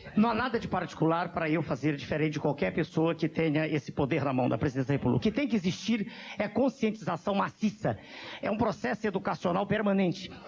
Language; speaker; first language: Portuguese; native; Portuguese